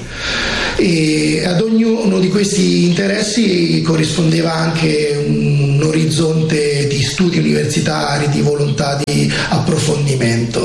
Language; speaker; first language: Italian; native; Italian